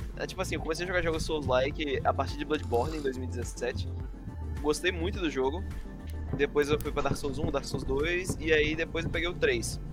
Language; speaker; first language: Portuguese; native; Portuguese